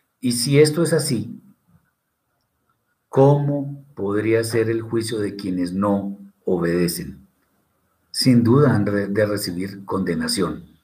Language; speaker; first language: Spanish; native; Spanish